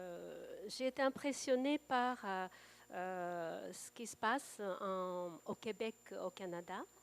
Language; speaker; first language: French; non-native, fluent; Japanese